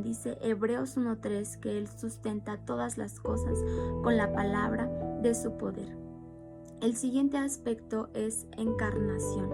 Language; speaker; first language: Spanish; native; Spanish